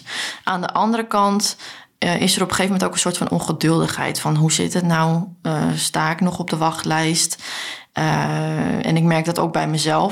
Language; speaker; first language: Dutch; native; Dutch